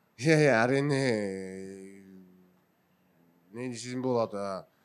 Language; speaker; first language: Russian; non-native, local second language; Kazakh